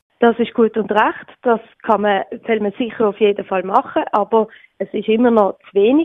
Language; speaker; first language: German; native; German